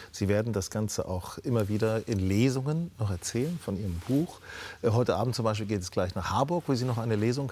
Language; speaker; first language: German; native; German